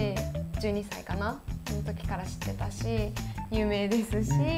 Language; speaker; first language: Japanese; native; Japanese